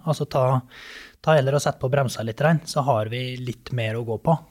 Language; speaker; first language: Norwegian; native; Norwegian